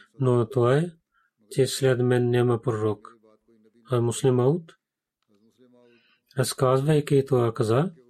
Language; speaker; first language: Bulgarian; non-native, learner; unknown